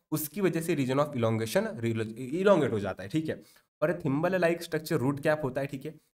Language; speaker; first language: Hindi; non-native, local second language; Marathi